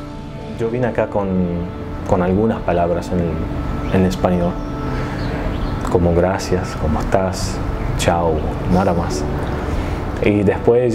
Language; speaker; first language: Spanish; non-native, fluent; Arabic